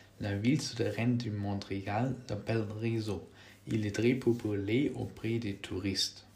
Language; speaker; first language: French; non-native, learner; German